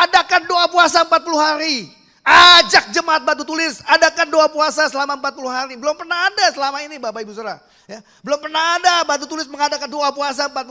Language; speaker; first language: Indonesian; native; Indonesian